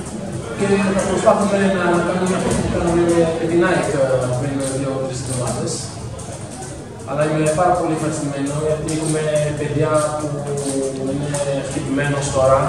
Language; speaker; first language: Greek; non-native, learner; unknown